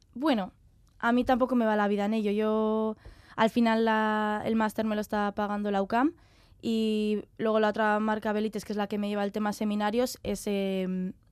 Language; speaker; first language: Spanish; native; Spanish